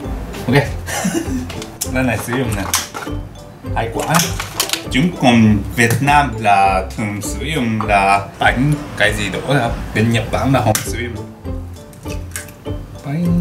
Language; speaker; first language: Vietnamese; non-native, learner; Japanese